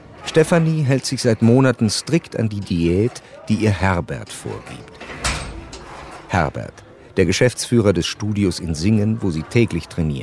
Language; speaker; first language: German; native; German